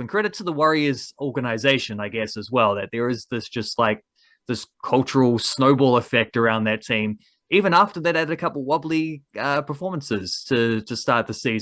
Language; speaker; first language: English; native; English